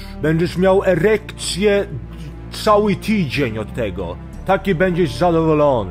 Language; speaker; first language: Polish; early bilingual, heritage; Polish